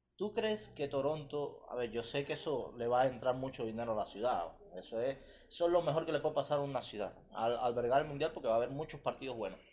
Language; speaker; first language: Spanish; native; Spanish